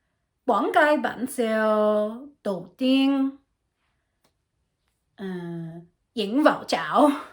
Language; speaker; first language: Vietnamese; non-native, learner; French